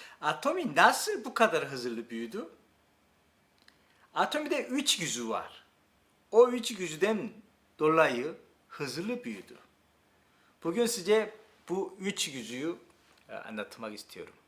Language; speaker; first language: Turkish; non-native, learner; Korean